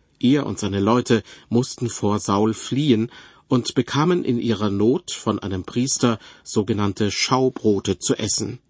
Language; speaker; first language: German; native; German